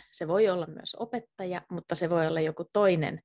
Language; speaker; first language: Finnish; native; Finnish